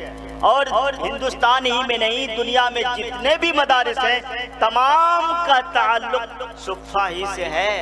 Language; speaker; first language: Urdu; native; Urdu